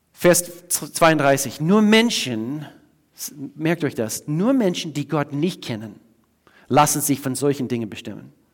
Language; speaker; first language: German; non-native, fluent; English